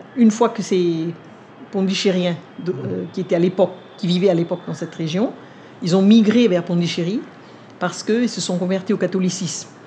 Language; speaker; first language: French; non-native, local second language; Vietnamese